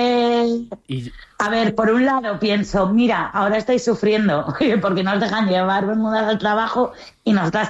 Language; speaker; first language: Spanish; native; Spanish